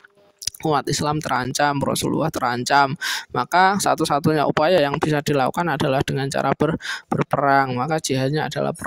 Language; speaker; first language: Indonesian; native; Indonesian